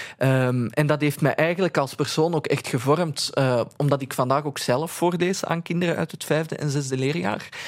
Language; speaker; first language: Dutch; early bilingual, other home language; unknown